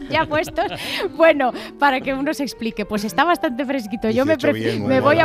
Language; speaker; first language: Spanish; native; Spanish